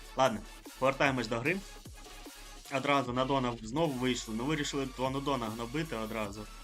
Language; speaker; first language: Ukrainian; non-native, local second language; Russian